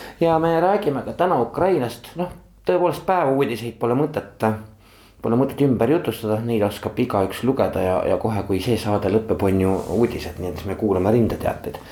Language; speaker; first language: Estonian; native; Estonian